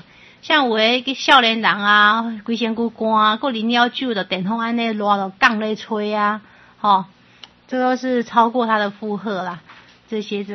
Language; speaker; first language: Chinese; native; Chinese